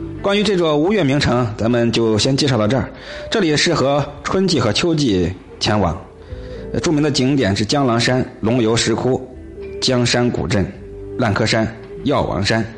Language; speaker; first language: Chinese; native; Chinese